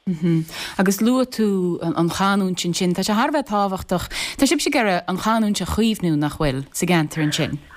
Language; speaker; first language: Irish; native; Irish